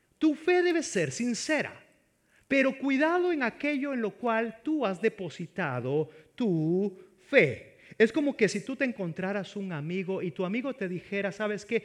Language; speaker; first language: Spanish; native; Spanish